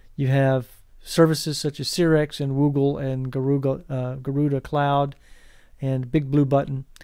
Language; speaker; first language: English; native; English